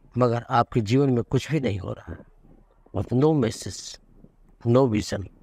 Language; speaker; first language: Hindi; non-native, local second language; Kannada